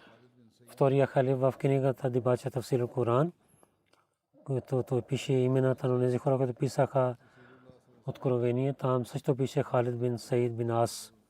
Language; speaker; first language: Bulgarian; non-native, learner; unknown